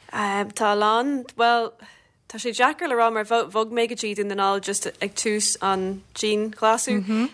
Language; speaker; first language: Irish; non-native, local second language; English